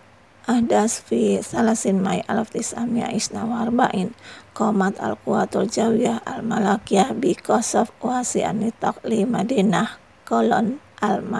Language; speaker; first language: Arabic; non-native, fluent; Indonesian